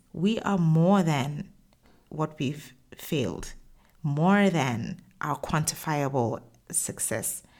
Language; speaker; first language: English; non-native, local second language; Tswana